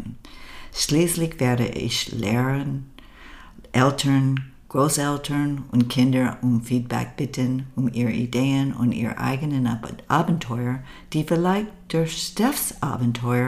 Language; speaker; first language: German; non-native, learner; English